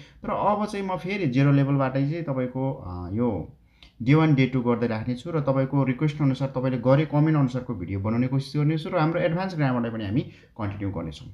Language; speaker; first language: Nepali; native; Nepali